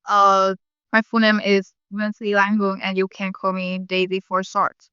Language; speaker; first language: English; non-native, learner; Vietnamese